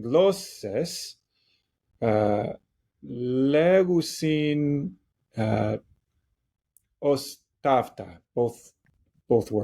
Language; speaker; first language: Greek; non-native, learner; English